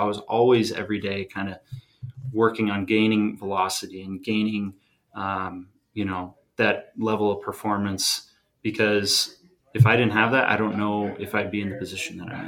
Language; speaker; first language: English; native; English